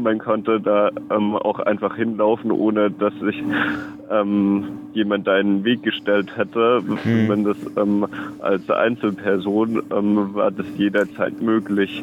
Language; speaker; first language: German; native; German